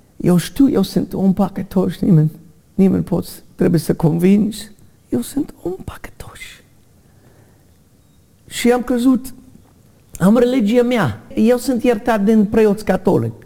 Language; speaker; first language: Romanian; non-native, learner; English